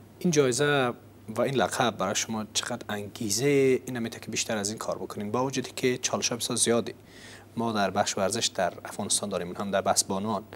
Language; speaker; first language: Persian; native; Persian